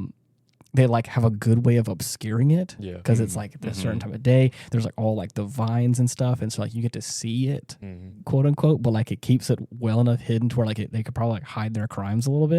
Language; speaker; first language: English; native; English